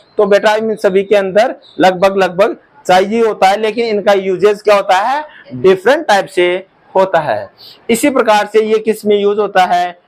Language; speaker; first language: Hindi; native; Hindi